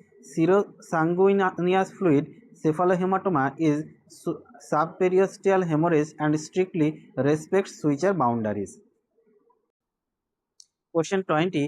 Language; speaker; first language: English; non-native, local second language; Bangla